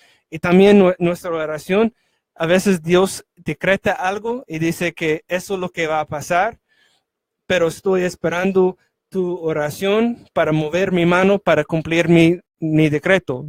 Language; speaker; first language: Spanish; non-native, fluent; English